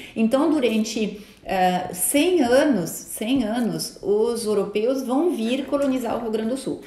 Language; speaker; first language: Portuguese; non-native, fluent; French